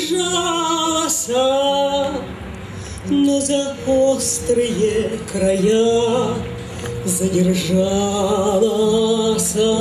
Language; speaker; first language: Russian; native; Russian